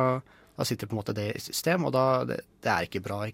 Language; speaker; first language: Norwegian; native; Norwegian